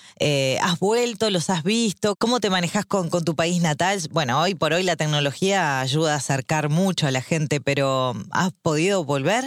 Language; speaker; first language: Spanish; native; Spanish